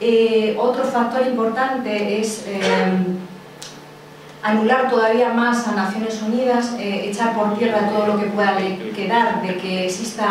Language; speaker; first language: Spanish; native; Spanish